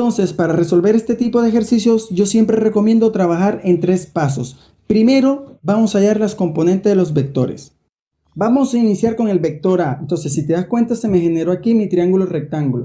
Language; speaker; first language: Spanish; native; Spanish